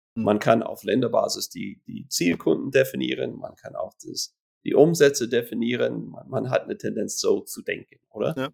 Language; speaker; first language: German; non-native, fluent; English